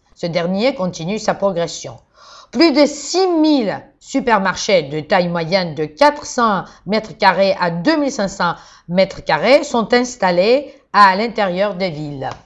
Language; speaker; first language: French; non-native, fluent; Georgian